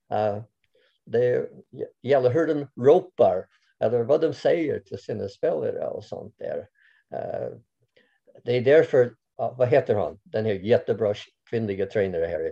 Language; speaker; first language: Swedish; non-native, fluent; English